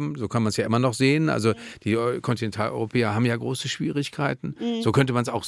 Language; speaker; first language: German; native; German